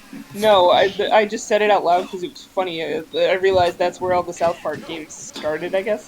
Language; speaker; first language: English; native; English